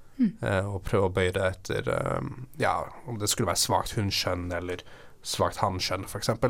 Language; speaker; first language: Norwegian; native; Norwegian